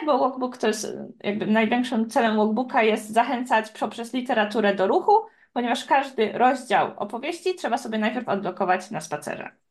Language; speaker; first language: Polish; native; Polish